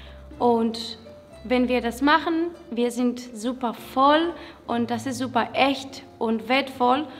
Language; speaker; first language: German; non-native, fluent; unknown